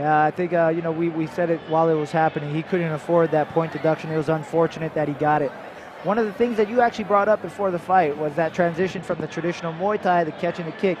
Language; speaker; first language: English; native; English